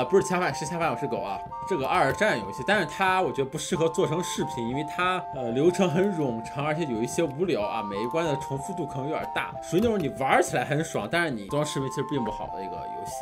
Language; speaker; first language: Chinese; native; Chinese